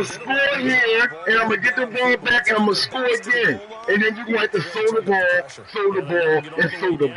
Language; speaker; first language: English; native; English